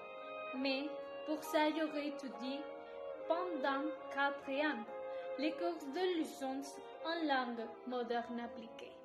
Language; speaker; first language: French; non-native, learner; Spanish